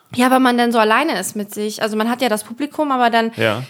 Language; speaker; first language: German; native; German